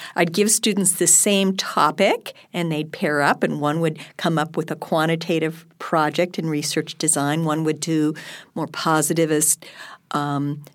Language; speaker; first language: English; native; English